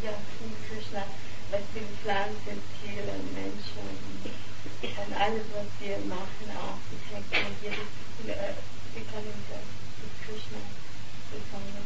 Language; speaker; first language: German; non-native, learner; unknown